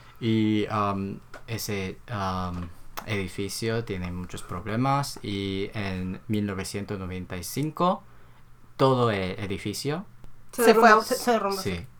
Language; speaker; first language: Spanish; non-native, learner; Korean